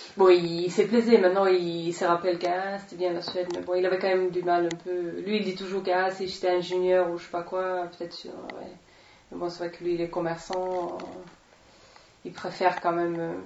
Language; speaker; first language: French; non-native, fluent; Swedish